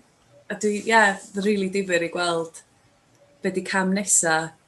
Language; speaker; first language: Welsh; native; Welsh